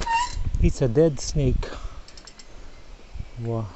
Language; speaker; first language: English; non-native, local second language; Filipino